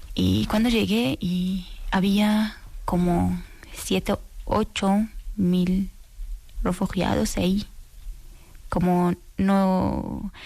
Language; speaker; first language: Spanish; non-native, learner; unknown